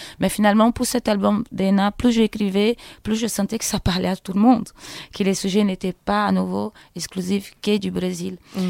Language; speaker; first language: French; non-native, fluent; Portuguese